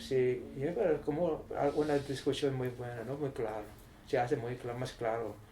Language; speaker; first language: Spanish; non-native, learner; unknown